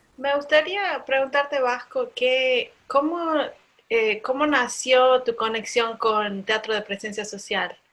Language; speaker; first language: Spanish; native; Spanish